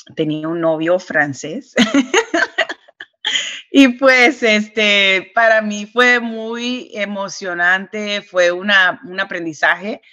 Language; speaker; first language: Spanish; early bilingual, heritage; Spanish